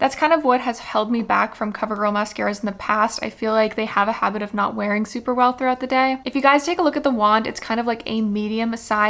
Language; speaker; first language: English; native; English